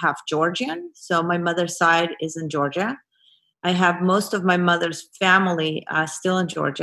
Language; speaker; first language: English; non-native, fluent; Azerbaijani